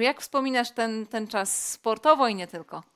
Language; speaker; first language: Polish; native; Polish